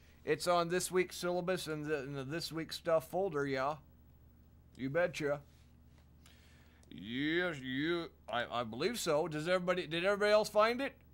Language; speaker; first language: English; native; English